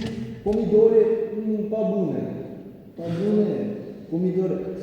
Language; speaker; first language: Italian; non-native, learner; French